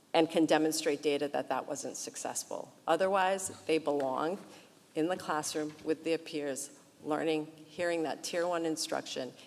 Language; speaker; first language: English; early bilingual, other home language; Portuguese